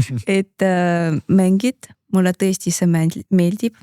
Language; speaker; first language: Estonian; non-native, local second language; Russian